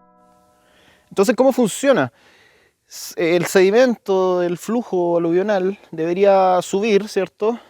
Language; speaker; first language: Spanish; native; Spanish